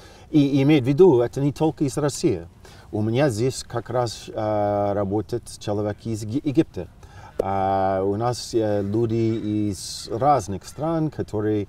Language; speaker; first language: Russian; non-native, fluent; English